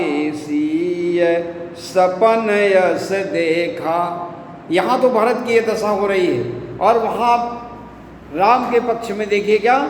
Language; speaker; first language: Hindi; native; Hindi